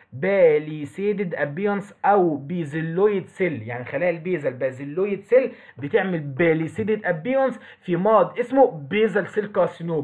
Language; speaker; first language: Arabic; native; Arabic